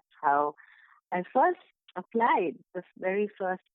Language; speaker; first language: English; non-native, local second language; Bangla